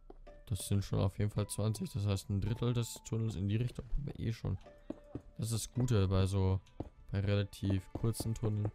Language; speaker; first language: German; native; German